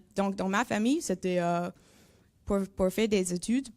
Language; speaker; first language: French; non-native, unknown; English